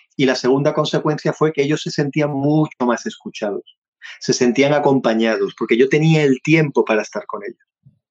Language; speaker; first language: Spanish; native; Spanish